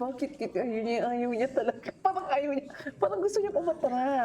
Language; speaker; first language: Filipino; native; Filipino